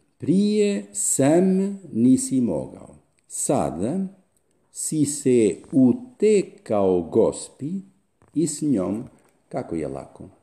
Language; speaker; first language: Croatian; non-native, fluent; Spanish